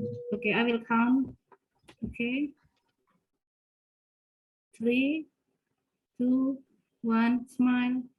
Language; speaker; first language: English; non-native, fluent; Indonesian